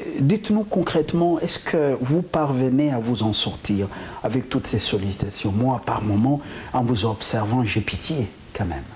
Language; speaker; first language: French; non-native, local second language; Lingala